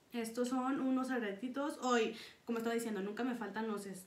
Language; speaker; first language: Spanish; early bilingual, heritage; Spanish